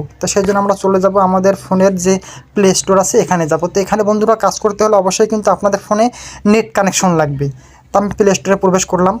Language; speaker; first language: Bangla; native; Bangla